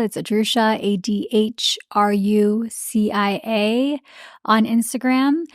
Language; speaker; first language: English; early bilingual, other home language; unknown